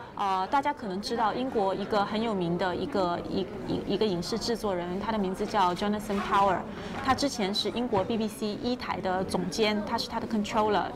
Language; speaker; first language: Chinese; native; Chinese